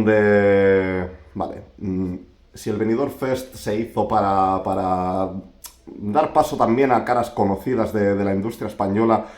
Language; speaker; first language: Spanish; native; Spanish